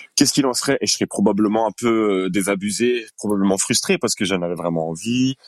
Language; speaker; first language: French; native; French